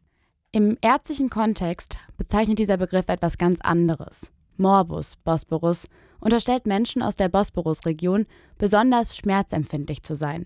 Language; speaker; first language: German; native; German